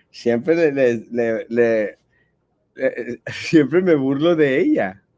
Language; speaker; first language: Spanish; early bilingual, heritage; Spanish